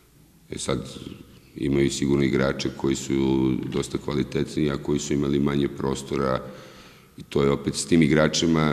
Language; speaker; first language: Bosnian; native; Bosnian